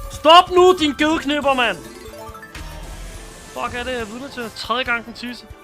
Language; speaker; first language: Danish; native; Danish